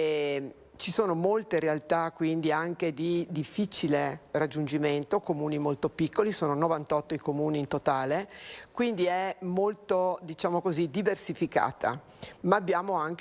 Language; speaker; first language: Italian; native; Italian